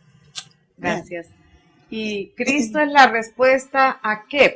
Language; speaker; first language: Spanish; native; Spanish